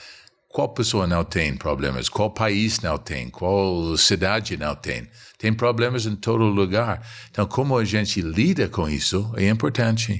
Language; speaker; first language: Portuguese; non-native, fluent; English